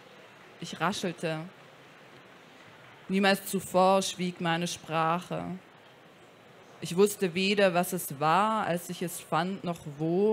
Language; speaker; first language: German; native; German